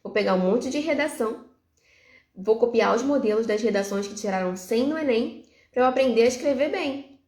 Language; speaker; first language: Portuguese; native; Portuguese